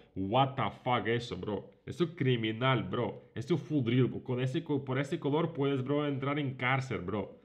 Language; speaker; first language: Spanish; non-native, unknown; Ukrainian